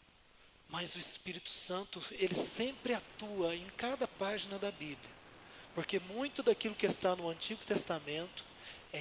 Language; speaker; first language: Portuguese; native; Portuguese